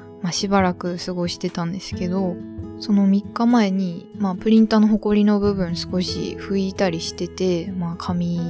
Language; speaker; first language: Japanese; native; Japanese